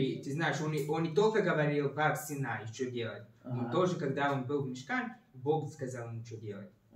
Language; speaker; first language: Russian; early bilingual, heritage; Russian